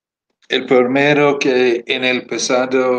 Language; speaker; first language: Spanish; non-native, fluent; English